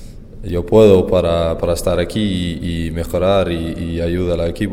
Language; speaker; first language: Spanish; non-native, learner; Icelandic